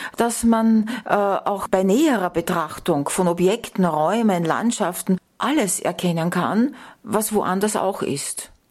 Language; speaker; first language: German; native; German